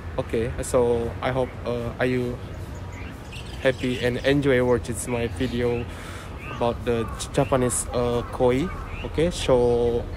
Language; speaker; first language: English; non-native, learner; Indonesian